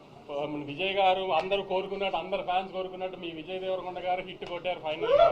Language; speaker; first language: Telugu; native; Telugu